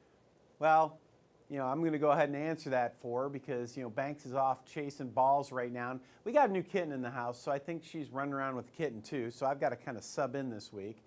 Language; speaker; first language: English; native; English